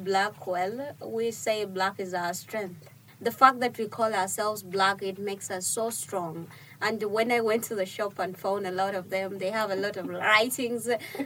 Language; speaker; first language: English; non-native, fluent; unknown